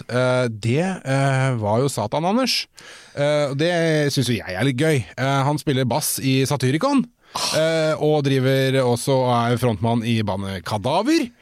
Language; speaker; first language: Norwegian; native; Norwegian